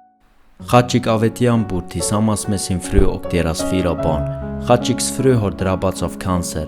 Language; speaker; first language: Swedish; early bilingual, other home language; Armenian